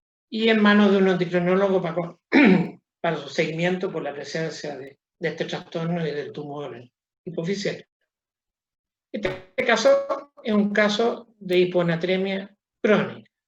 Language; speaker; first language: Spanish; native; Spanish